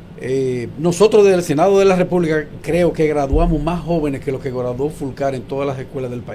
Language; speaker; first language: Spanish; native; Spanish